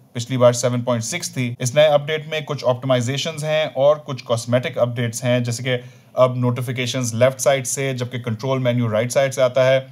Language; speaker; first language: Urdu; native; Urdu